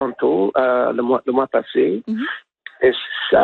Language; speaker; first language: French; non-native, local second language; English